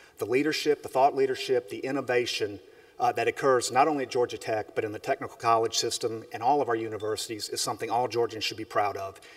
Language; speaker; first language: English; native; English